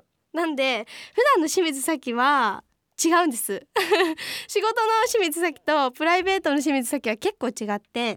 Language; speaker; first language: Japanese; native; Japanese